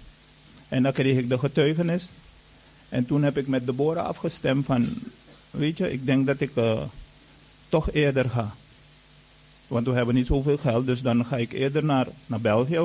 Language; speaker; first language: Dutch; non-native, fluent; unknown